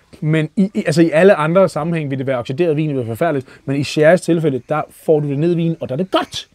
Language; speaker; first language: Danish; native; Danish